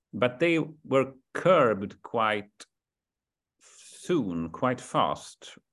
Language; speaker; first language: English; non-native, fluent; Swedish